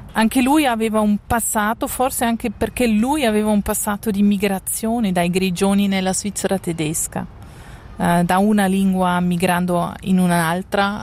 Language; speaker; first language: Italian; non-native, local second language; German